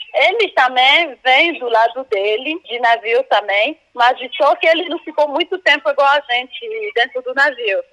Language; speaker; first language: Portuguese; non-native, fluent; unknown